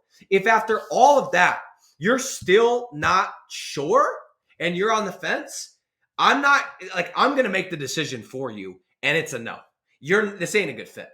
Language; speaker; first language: English; native; English